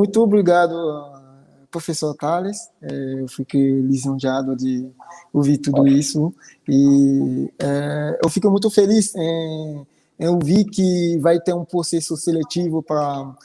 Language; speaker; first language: Portuguese; non-native, fluent; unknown